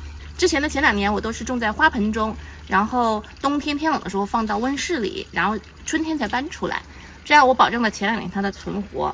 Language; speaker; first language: Chinese; native; Chinese